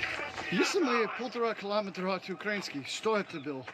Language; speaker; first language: Russian; non-native, learner; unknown